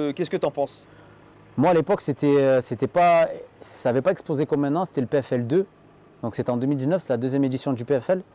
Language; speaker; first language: French; native; French